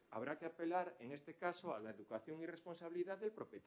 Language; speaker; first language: Spanish; native; Spanish